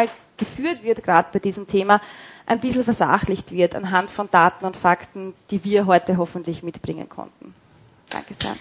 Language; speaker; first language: German; native; German